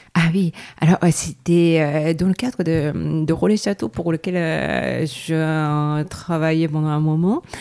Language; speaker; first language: French; non-native, fluent; Japanese